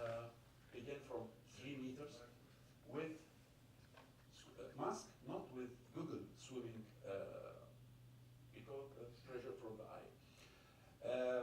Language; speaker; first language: English; non-native, fluent; Arabic